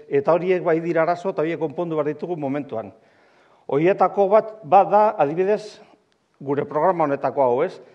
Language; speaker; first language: Basque; non-native, local second language; Spanish